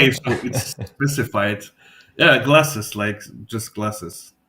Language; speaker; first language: English; non-native, fluent; Polish